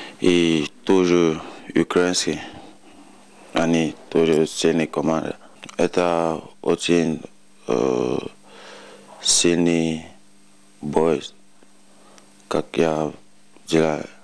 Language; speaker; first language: Russian; non-native, learner; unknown